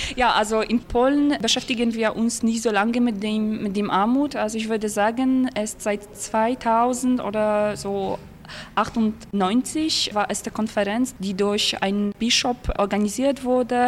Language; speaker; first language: German; non-native, fluent; Polish